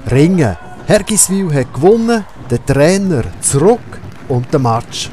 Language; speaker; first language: German; native; German